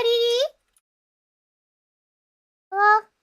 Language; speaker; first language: Japanese; non-native, fluent; English